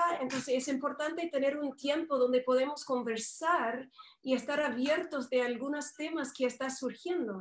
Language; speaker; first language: Spanish; non-native, fluent; English